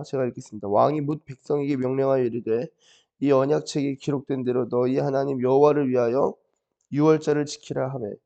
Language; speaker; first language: Korean; native; Korean